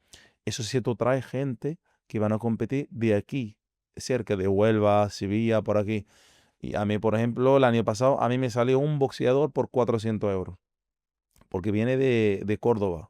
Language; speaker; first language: Spanish; non-native, fluent; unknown